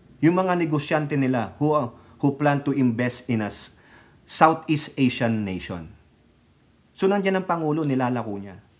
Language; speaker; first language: Filipino; native; Filipino